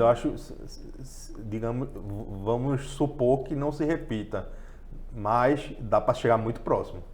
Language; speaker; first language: Portuguese; native; Portuguese